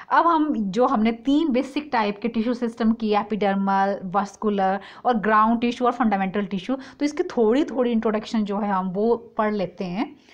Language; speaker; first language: Hindi; native; Hindi